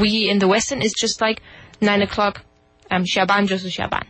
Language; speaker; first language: English; non-native, fluent; German